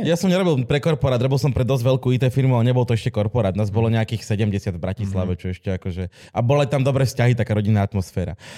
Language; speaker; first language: Slovak; native; Slovak